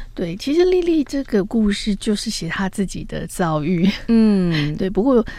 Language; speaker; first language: Chinese; native; Chinese